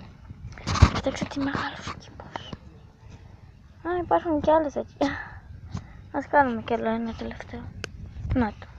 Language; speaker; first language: Greek; early bilingual, other home language; Bulgarian